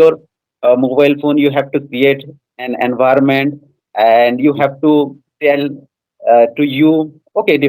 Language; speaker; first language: English; non-native, fluent; Odia